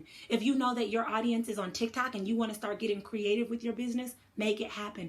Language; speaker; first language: English; native; English